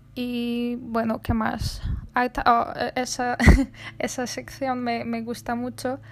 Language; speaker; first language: Spanish; non-native, fluent; Polish